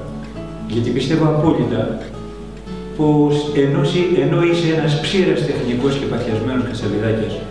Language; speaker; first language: Greek; native; Greek